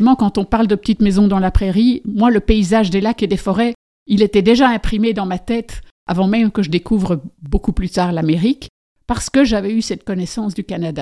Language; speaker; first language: French; native; French